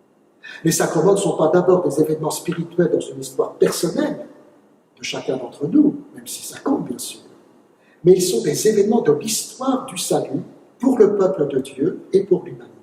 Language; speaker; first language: French; native; French